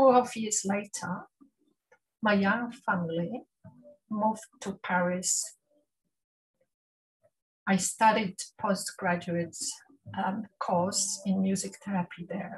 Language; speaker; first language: English; non-native, fluent; Polish